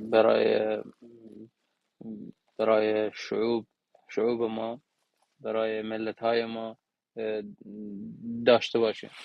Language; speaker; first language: Persian; non-native, local second language; Arabic